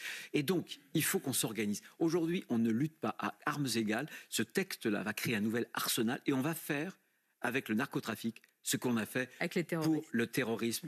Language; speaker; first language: French; native; French